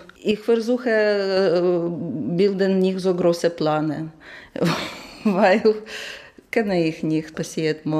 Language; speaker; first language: German; non-native, learner; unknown